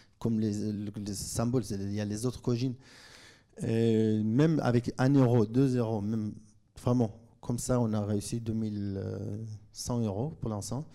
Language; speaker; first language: French; non-native, fluent; Kurdish